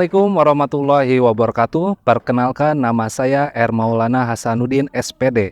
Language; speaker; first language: Indonesian; native; Indonesian